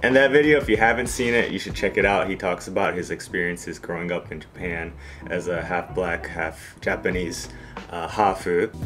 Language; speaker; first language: English; native; English